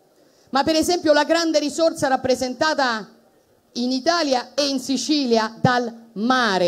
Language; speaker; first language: Italian; native; Italian